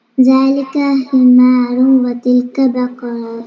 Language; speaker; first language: Arabic; non-native, learner; Malayalam